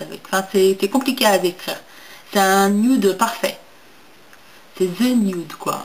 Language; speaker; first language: French; native; French